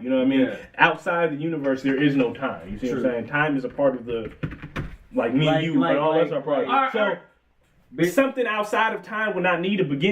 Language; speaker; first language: English; native; English